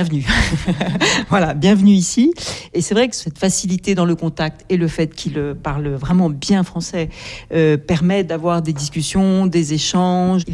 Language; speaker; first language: French; native; French